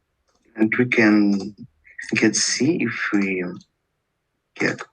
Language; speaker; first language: English; non-native, learner; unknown